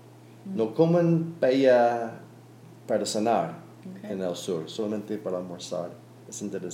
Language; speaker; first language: Spanish; non-native, learner; English